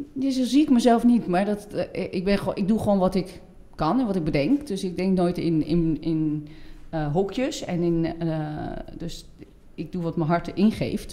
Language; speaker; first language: Dutch; non-native, fluent; French